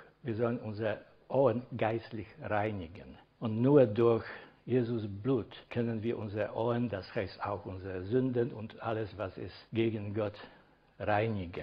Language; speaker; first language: German; non-native, fluent; Polish